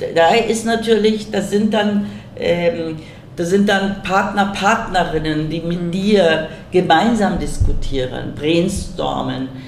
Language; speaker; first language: German; early bilingual, other home language; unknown